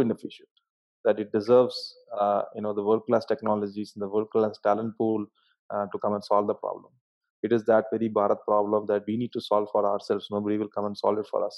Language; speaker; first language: English; non-native, local second language; Tamil